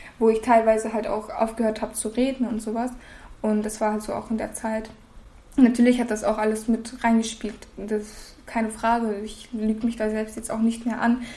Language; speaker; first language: German; early bilingual, other home language; Russian